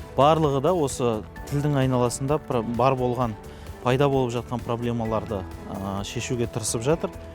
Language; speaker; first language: Kazakh; non-native, local second language; Russian